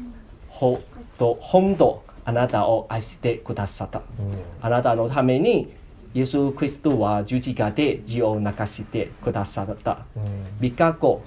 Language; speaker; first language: Japanese; non-native, learner; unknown